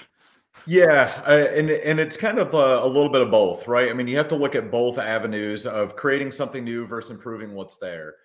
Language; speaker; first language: English; native; English